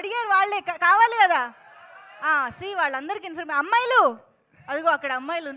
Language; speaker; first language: Telugu; native; Telugu